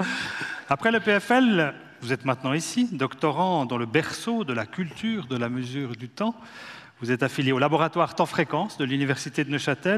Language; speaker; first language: French; native; French